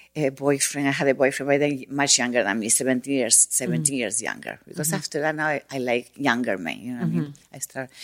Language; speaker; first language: English; non-native, learner; Spanish